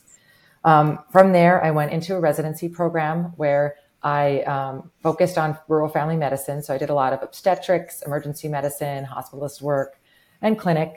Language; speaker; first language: English; native; English